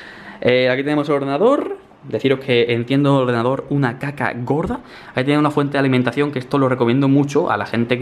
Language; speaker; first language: Spanish; native; Spanish